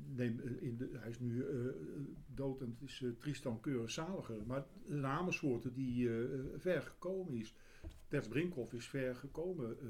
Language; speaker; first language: Dutch; native; Dutch